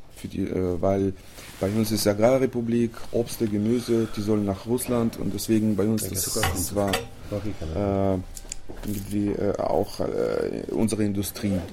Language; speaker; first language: German; non-native, fluent; Romanian